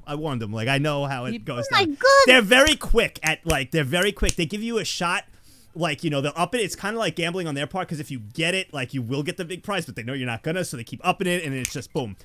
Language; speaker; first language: English; native; English